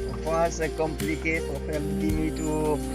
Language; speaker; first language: French; non-native, learner; English